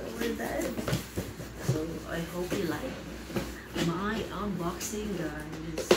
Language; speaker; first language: English; non-native, local second language; Filipino